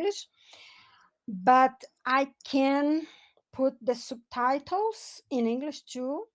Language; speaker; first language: English; non-native, learner; Portuguese